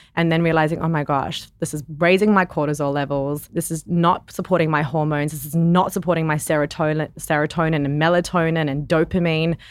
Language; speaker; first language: English; native; English